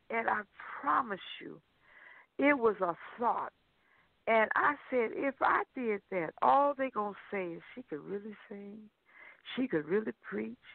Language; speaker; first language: English; native; English